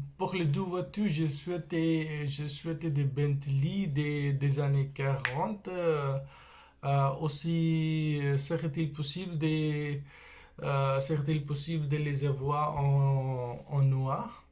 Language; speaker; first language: French; non-native, fluent; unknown